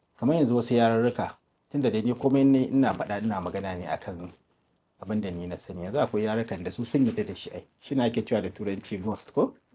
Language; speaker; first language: Hausa; native; Hausa